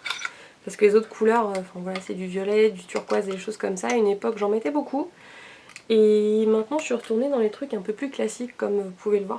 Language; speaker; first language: French; native; French